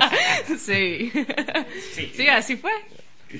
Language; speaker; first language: Spanish; non-native, learner; English